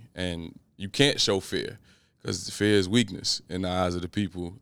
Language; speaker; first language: English; native; English